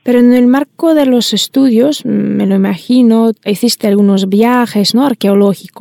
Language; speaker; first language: Spanish; non-native, fluent; Russian